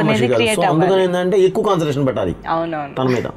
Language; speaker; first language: Telugu; native; Telugu